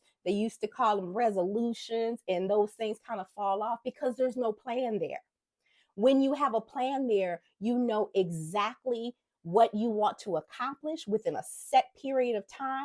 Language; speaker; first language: English; native; English